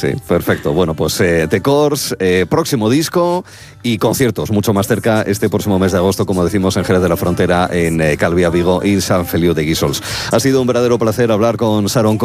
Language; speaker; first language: Spanish; native; Spanish